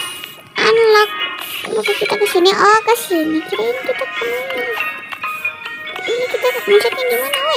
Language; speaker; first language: Indonesian; native; Indonesian